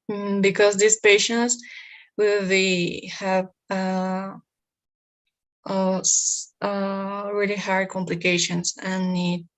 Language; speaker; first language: English; non-native, learner; Spanish